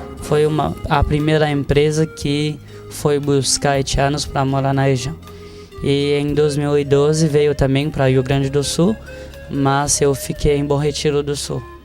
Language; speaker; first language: Portuguese; non-native, fluent; Haitian Creole